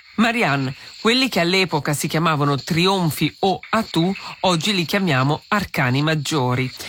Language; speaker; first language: Italian; native; Italian